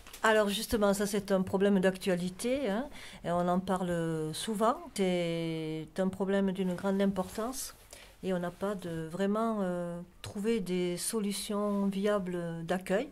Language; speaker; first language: French; native; French